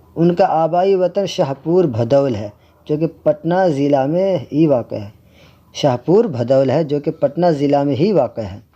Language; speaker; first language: Urdu; native; Urdu